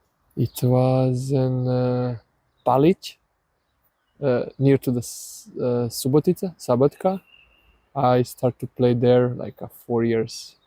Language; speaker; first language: English; non-native, learner; Serbian